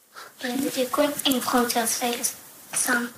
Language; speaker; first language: Danish; early bilingual, heritage; Danish